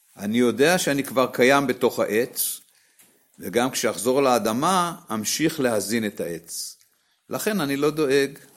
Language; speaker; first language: Hebrew; native; Hebrew